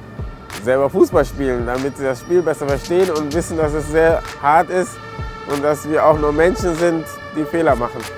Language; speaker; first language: German; early bilingual, other home language; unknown